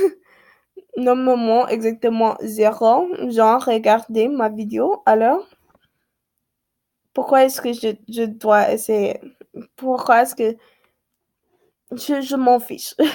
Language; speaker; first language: French; non-native, learner; English